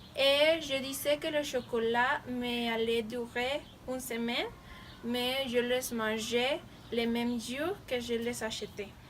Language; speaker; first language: French; non-native, learner; Spanish